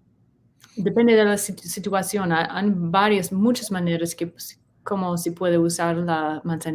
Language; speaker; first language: Spanish; non-native, learner; English